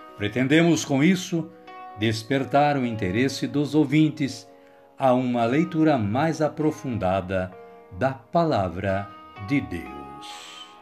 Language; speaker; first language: Portuguese; native; Portuguese